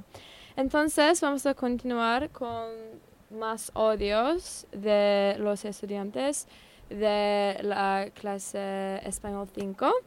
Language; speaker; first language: Spanish; non-native, learner; English